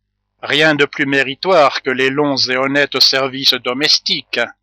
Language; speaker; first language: French; native; French